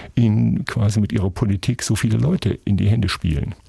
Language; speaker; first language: German; native; German